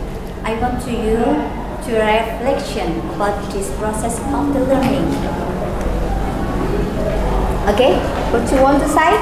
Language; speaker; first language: English; non-native, learner; Indonesian